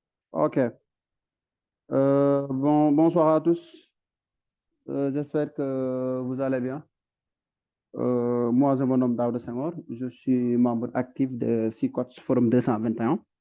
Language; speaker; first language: French; non-native, local second language; Wolof